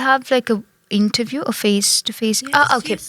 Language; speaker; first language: English; non-native, local second language; Tamil